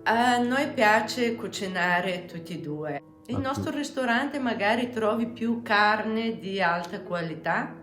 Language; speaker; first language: Italian; non-native, fluent; Bulgarian